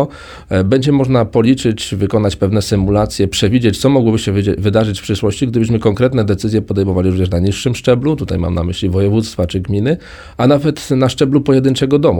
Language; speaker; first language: Polish; native; Polish